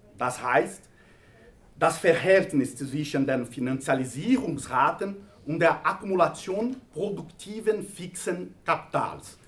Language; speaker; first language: German; non-native, fluent; Portuguese